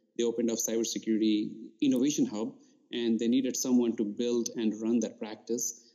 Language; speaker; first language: English; non-native, local second language; Bangla